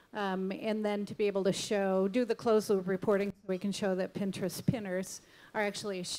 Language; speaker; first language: English; native; English